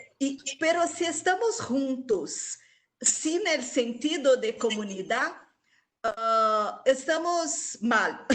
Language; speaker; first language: Spanish; non-native, local second language; Portuguese